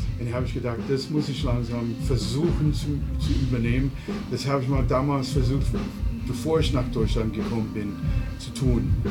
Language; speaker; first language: German; non-native, fluent; English